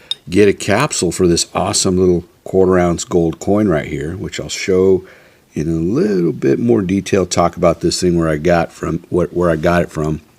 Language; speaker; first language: English; native; English